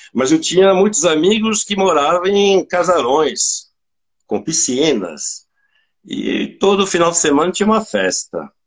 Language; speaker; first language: Portuguese; non-native, fluent; French